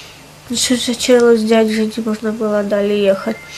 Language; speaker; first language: Polish; non-native, fluent; Russian